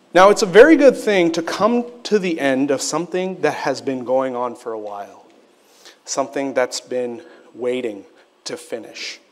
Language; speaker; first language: English; native; English